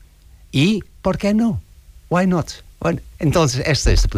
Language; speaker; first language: Spanish; non-native, learner; Dutch